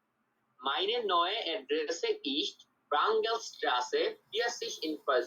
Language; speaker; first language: German; non-native, learner; Bangla